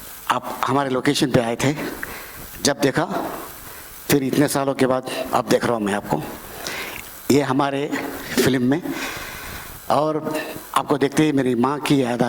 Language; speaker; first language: Hindi; non-native, fluent; Telugu